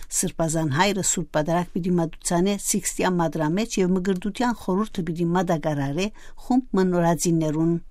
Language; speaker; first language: Armenian; native; Armenian